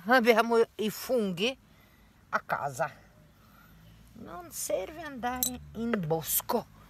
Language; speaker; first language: Italian; non-native, fluent; Russian